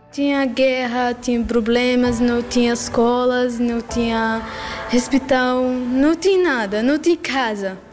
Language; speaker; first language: Portuguese; non-native, learner; Arabic